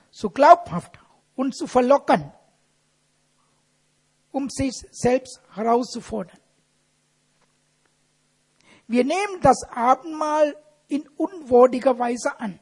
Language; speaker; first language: German; non-native, fluent; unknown